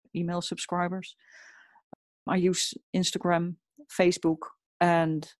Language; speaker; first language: English; non-native, fluent; Dutch